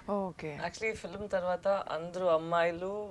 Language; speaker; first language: Telugu; non-native, learner; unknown